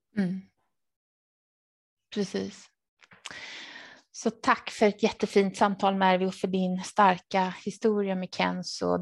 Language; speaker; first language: Swedish; native; Swedish